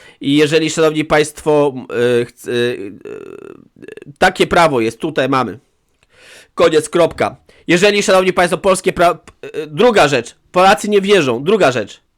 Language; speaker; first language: Polish; native; Polish